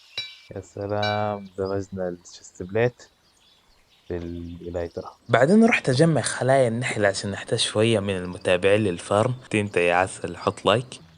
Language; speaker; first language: Arabic; native; Arabic